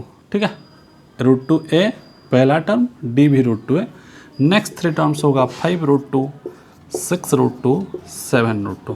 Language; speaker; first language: Hindi; non-native, local second language; Odia